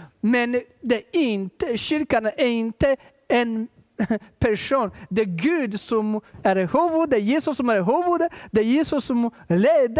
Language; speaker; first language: Swedish; non-native, fluent; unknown